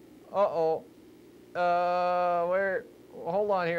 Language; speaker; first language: English; native; English